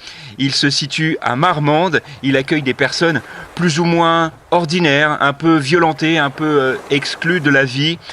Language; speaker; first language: French; native; French